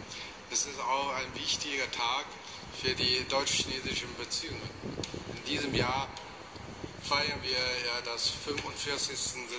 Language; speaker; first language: German; non-native, fluent; Chinese